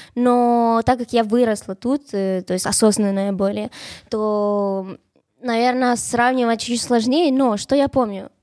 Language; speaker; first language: Russian; non-native, fluent; Spanish